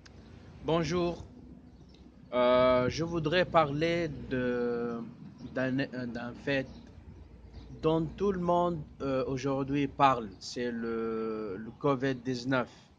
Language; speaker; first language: French; non-native, fluent; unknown